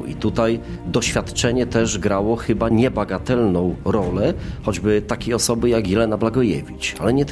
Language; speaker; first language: Polish; native; Polish